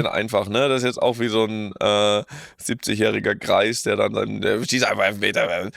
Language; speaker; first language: German; native; German